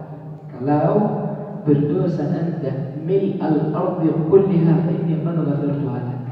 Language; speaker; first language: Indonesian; non-native, fluent; Arabic